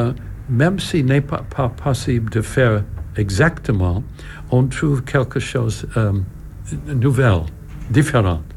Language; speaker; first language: French; non-native, learner; English